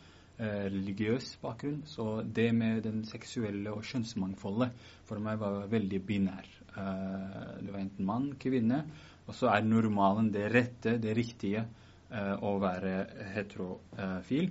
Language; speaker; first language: Norwegian; early bilingual, other home language; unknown